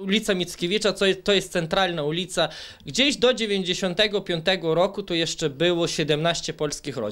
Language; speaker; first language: Polish; non-native, local second language; Ukrainian